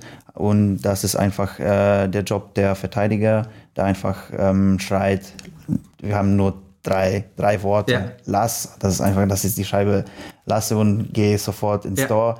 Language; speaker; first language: German; non-native, learner; Polish